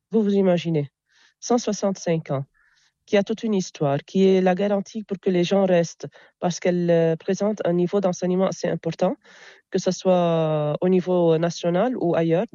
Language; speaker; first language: French; non-native, local second language; Arabic